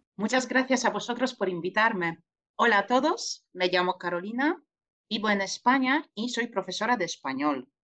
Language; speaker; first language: Spanish; non-native, fluent; Polish